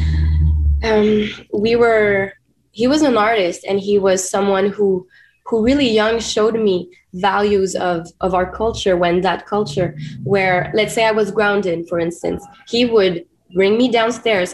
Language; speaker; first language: English; non-native, fluent; French